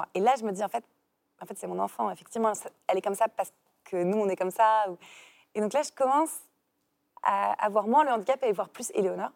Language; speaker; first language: French; native; French